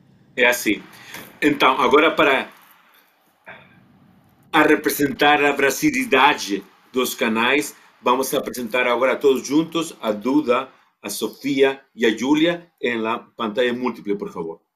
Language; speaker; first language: Portuguese; non-native, fluent; Spanish